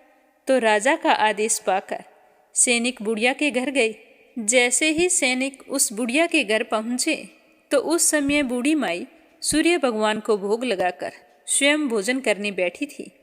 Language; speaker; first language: Hindi; native; Hindi